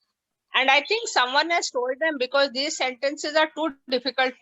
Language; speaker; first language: English; non-native, fluent; Hindi